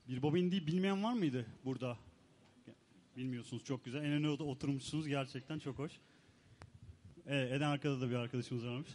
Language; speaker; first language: Turkish; native; Turkish